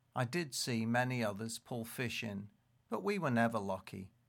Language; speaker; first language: English; native; English